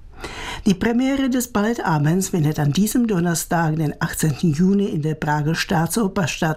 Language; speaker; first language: German; native; German